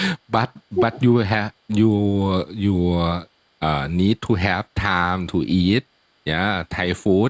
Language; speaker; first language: English; non-native, learner; Thai